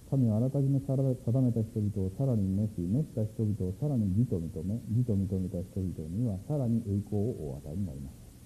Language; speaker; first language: Japanese; native; Japanese